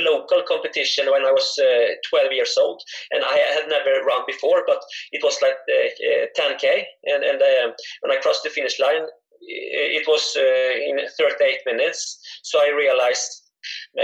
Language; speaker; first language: English; non-native, fluent; Swedish